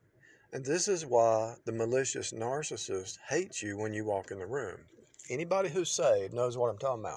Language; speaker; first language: English; native; English